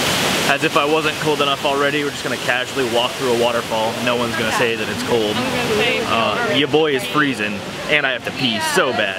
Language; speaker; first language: English; native; English